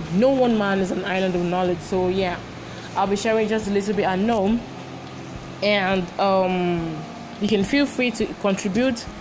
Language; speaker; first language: English; non-native, local second language; Igbo